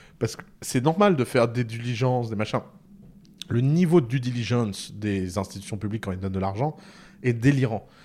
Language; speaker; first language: French; early bilingual, other home language; Arabic